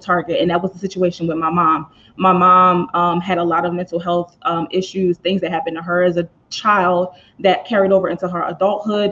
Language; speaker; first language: English; native; English